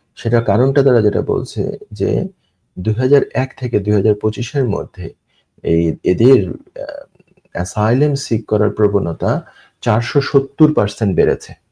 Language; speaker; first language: Bangla; native; Bangla